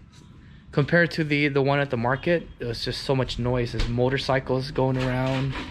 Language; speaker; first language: English; early bilingual, other home language; Vietnamese